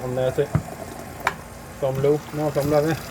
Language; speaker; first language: French; native; French